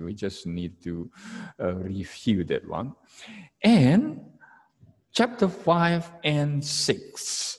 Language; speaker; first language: English; non-native, fluent; Indonesian